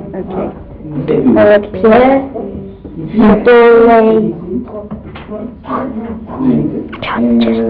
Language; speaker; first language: French; non-native, learner; English